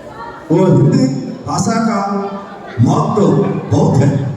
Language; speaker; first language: Hindi; non-native, local second language; Odia